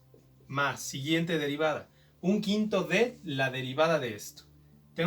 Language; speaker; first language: Spanish; native; Spanish